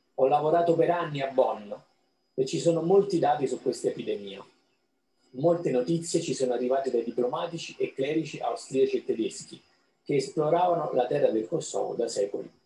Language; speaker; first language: Italian; non-native, fluent; Albanian